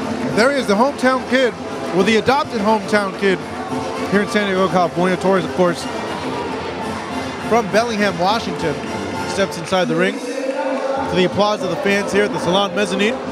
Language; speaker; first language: English; native; English